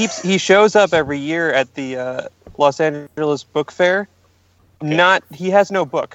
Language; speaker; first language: English; native; English